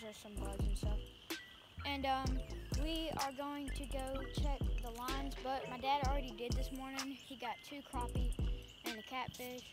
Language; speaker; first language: English; native; English